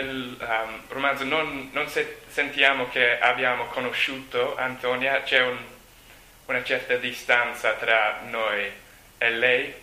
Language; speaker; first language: Italian; non-native, learner; English